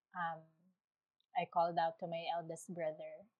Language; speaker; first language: English; non-native, local second language; Waray